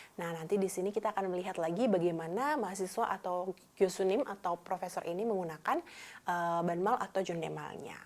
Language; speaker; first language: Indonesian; native; Indonesian